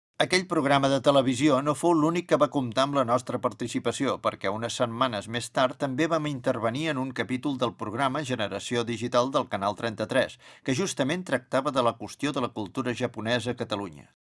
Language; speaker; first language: Catalan; native; Catalan